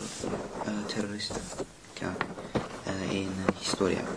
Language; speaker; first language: Spanish; non-native, learner; English